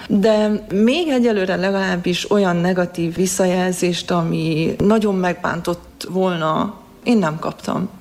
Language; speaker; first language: Hungarian; native; Hungarian